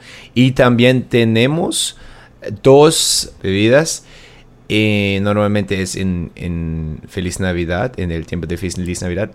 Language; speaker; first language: Spanish; non-native, learner; German